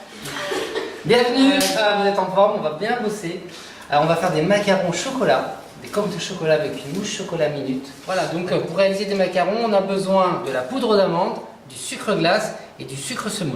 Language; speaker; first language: French; native; French